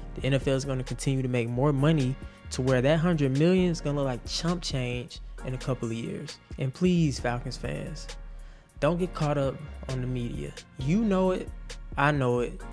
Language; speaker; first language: English; native; English